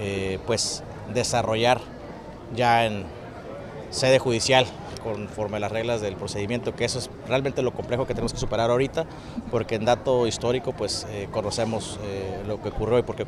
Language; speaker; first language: Spanish; native; Spanish